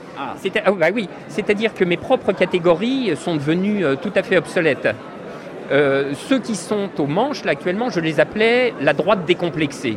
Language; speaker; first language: French; native; French